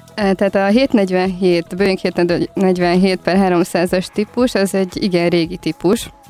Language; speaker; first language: Hungarian; native; Hungarian